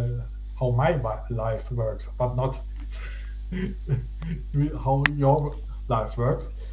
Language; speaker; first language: English; non-native, fluent; German